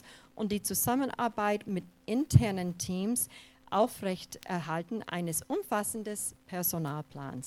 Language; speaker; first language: German; non-native, fluent; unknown